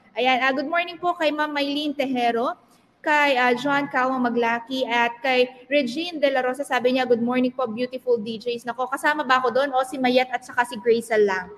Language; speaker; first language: Filipino; non-native, local second language; Pampanga